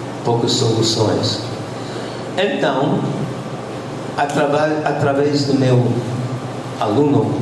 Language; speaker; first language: Portuguese; non-native, fluent; English